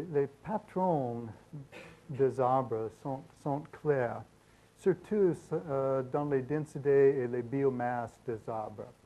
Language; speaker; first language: French; non-native, learner; English